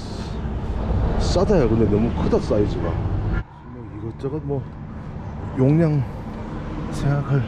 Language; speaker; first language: Korean; native; Korean